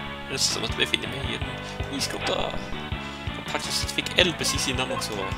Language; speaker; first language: Swedish; native; Swedish